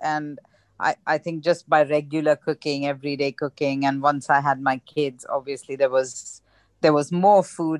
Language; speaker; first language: English; non-native, local second language; Gujarati